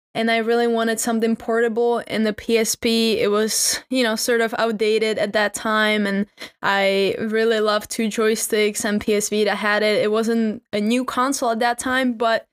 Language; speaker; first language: English; non-native, fluent; Czech